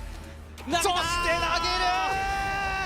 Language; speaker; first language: Japanese; native; Japanese